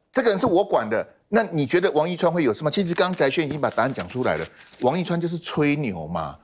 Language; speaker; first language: Chinese; native; Chinese